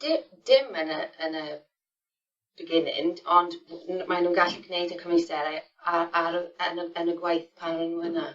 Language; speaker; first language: Welsh; non-native, local second language; English